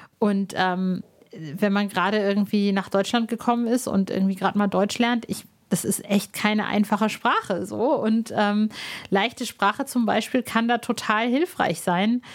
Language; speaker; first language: German; early bilingual, other home language; Arabic